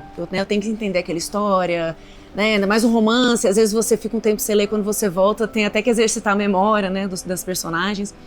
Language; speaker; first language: Portuguese; native; Portuguese